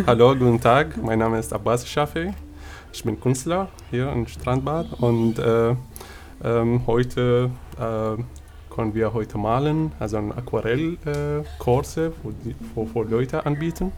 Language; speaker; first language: German; non-native, learner; Arabic